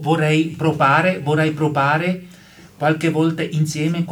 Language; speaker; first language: Italian; non-native, learner; German